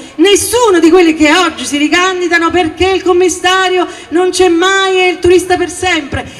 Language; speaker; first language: Italian; native; Italian